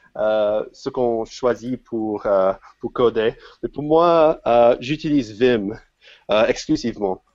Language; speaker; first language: French; non-native, fluent; English